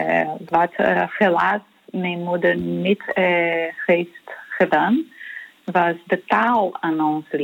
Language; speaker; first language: Dutch; non-native, fluent; Portuguese